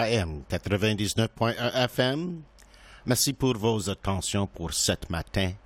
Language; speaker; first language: French; non-native, local second language; English